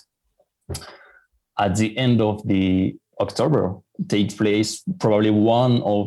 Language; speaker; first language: English; non-native, fluent; French